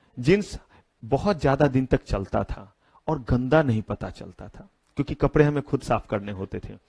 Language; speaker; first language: Hindi; native; Hindi